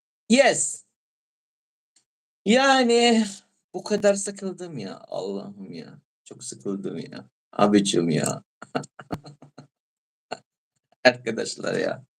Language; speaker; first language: Turkish; non-native, learner; Filipino